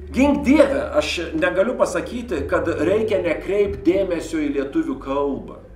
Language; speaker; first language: Lithuanian; native; Lithuanian